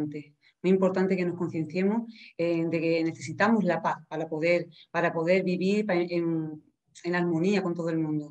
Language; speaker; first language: Spanish; native; Spanish